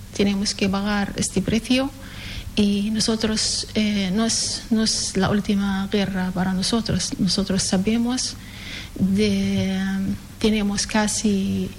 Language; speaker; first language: Spanish; non-native, learner; Arabic